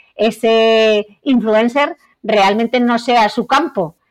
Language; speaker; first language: Spanish; native; Spanish